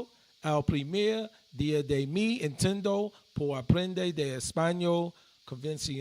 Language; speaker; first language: Spanish; non-native, learner; English